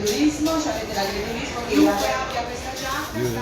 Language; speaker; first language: Italian; native; Italian